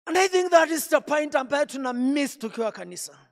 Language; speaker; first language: English; non-native, local second language; Swahili